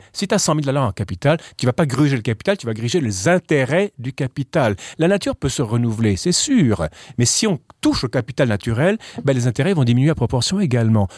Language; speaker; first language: French; native; French